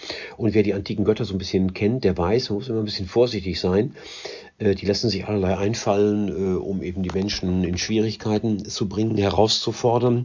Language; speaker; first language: German; native; German